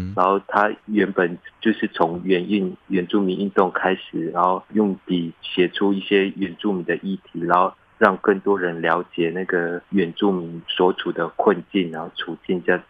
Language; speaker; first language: Chinese; non-native, local second language; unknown